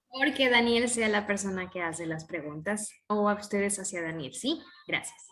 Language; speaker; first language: Spanish; native; Spanish